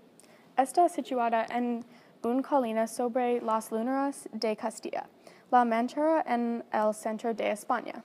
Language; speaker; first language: Spanish; non-native, learner; English